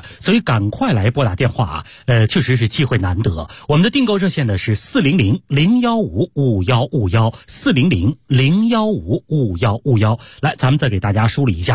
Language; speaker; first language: Chinese; native; Chinese